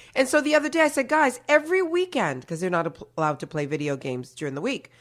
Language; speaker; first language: English; early bilingual, other home language; Haitian Creole